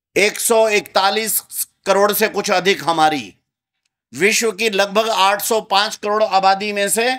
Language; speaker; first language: Hindi; native; Hindi